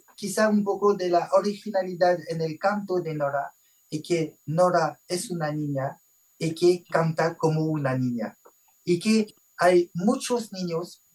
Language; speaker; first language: Spanish; non-native, fluent; French